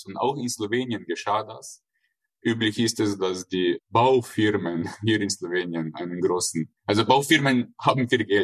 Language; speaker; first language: German; non-native, fluent; Slovenian